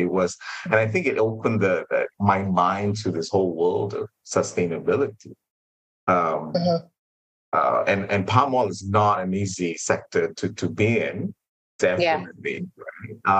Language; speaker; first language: English; non-native, local second language; Malay